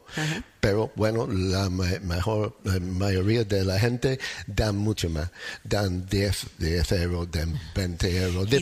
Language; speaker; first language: Spanish; non-native, learner; English